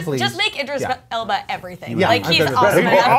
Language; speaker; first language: English; native; English